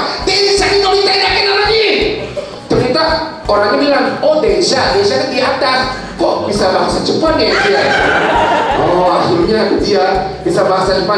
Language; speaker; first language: Indonesian; non-native, fluent; Japanese